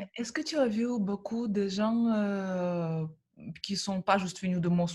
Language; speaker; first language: French; non-native, fluent; Russian